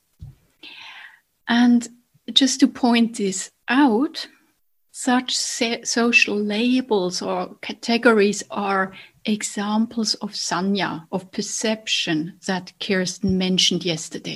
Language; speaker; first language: English; non-native, fluent; German